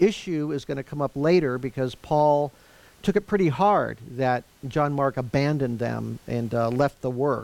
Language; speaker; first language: English; native; English